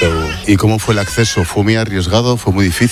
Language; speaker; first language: Spanish; native; Spanish